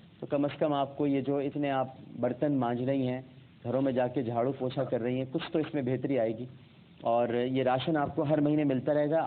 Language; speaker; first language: Urdu; native; Urdu